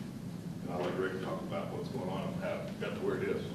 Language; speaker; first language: English; native; English